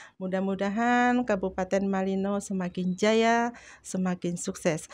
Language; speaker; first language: Indonesian; native; Indonesian